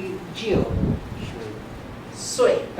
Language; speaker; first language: Chinese; non-native, learner; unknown